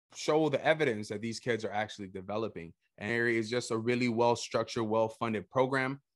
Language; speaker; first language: English; early bilingual, other home language; Spanish